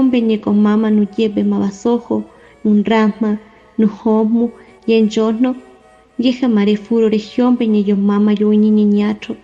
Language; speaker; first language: Spanish; non-native, local second language; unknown